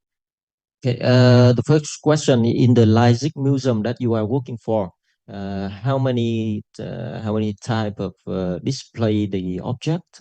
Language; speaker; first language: English; non-native, local second language; Vietnamese